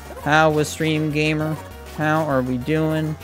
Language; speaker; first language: English; native; English